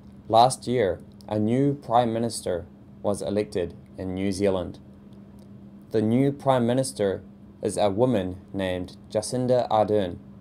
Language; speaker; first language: English; native; English